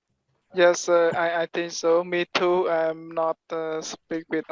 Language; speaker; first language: English; non-native, learner; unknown